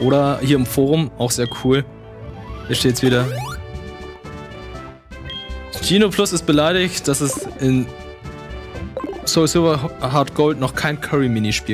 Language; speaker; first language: German; native; German